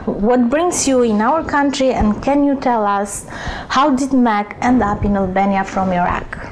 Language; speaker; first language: English; non-native, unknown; Albanian